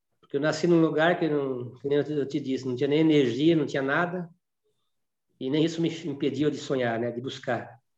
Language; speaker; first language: Portuguese; native; Portuguese